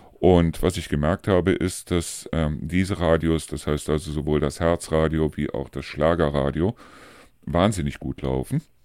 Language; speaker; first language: German; native; German